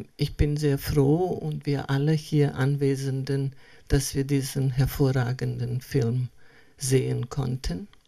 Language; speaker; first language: German; non-native, fluent; Serbian